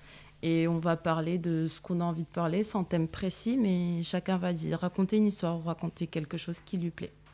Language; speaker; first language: French; native; French